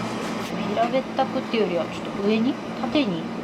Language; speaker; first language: Japanese; native; Japanese